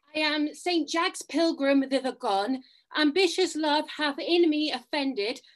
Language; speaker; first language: English; native; English